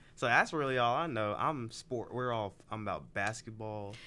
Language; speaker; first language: English; native; English